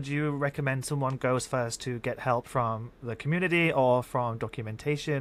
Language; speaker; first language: English; native; English